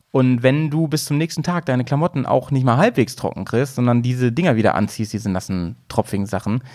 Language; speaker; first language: German; native; German